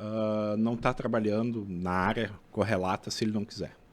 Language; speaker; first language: Portuguese; native; Portuguese